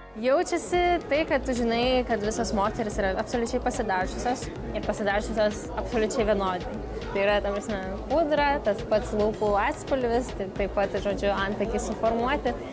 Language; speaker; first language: Lithuanian; native; Lithuanian